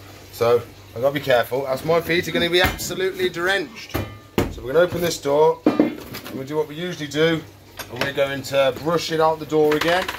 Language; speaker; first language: English; native; English